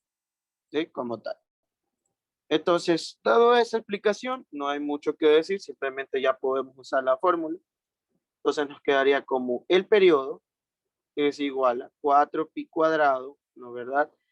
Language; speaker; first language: Spanish; native; Spanish